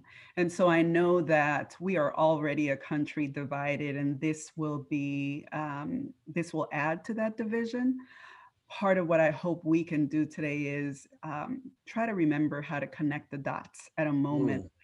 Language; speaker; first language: English; non-native, fluent; Spanish